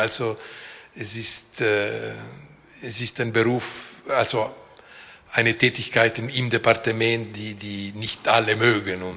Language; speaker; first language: German; non-native, local second language; Italian